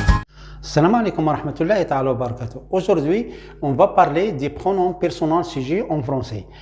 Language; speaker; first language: French; non-native, local second language; Arabic